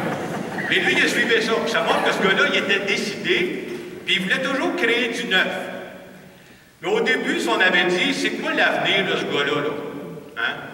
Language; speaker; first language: French; native; French